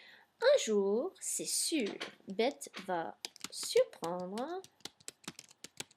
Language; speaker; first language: French; non-native, fluent; English